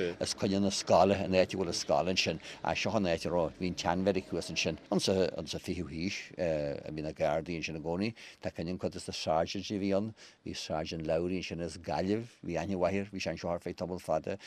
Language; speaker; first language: Irish; native; Irish